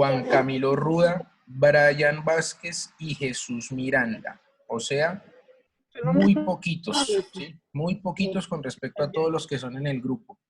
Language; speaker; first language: Spanish; native; Spanish